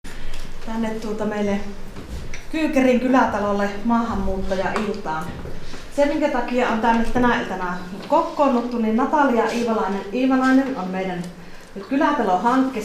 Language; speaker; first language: Finnish; native; Finnish